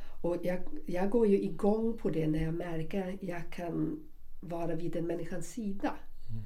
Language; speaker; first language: Swedish; non-native, fluent; German